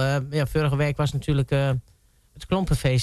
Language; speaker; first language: Dutch; native; Dutch